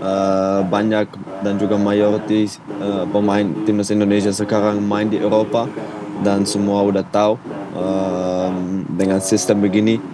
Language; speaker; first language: Indonesian; non-native, fluent; Dutch